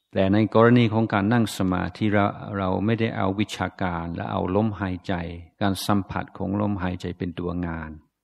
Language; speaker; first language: Thai; non-native, fluent; English